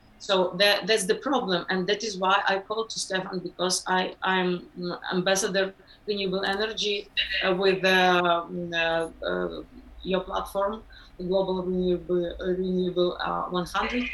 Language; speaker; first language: English; non-native, learner; Ukrainian